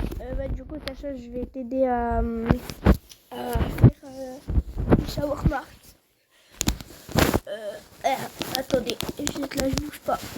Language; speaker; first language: French; native; French